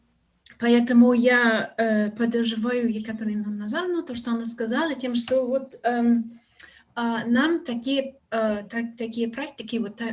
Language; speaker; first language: Russian; non-native, fluent; English